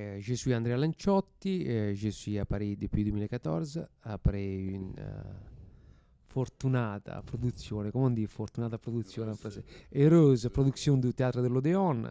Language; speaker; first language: French; non-native, fluent; Italian